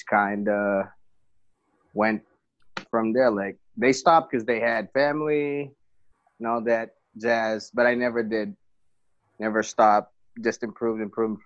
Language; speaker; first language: English; non-native, local second language; Filipino